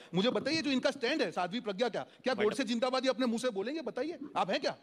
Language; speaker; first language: Hindi; non-native, local second language; Gujarati